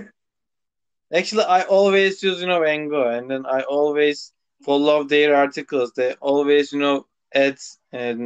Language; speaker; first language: English; non-native, local second language; Turkish